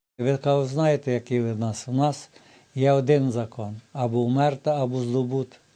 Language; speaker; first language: Ukrainian; native; Ukrainian